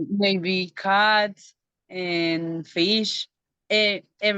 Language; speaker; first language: English; non-native, learner; Spanish